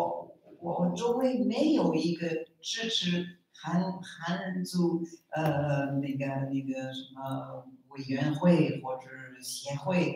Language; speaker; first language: Chinese; non-native, fluent; French